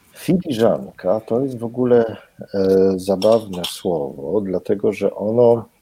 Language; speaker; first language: Polish; native; Polish